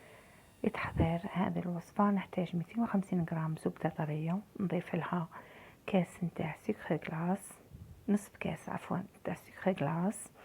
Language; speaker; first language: Arabic; native; Arabic